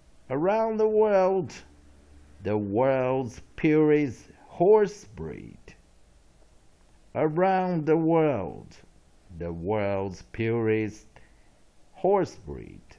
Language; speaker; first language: English; non-native, fluent; Chinese